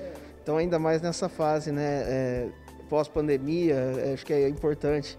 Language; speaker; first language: Portuguese; native; Portuguese